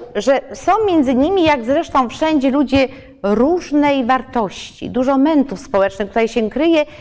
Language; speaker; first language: Polish; native; Polish